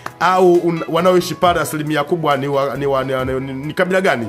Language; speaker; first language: Swahili; native; Swahili